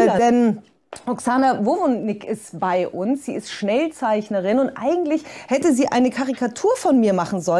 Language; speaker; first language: German; native; German